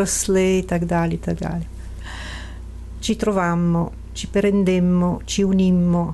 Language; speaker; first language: Ukrainian; non-native, fluent; Italian